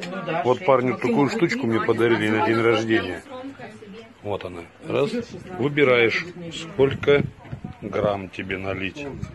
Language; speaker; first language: Russian; native; Russian